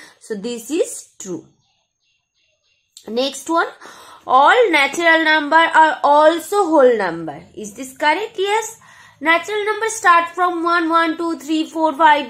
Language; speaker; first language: English; non-native, local second language; Bangla